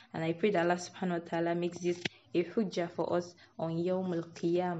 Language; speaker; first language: English; non-native, local second language; Yoruba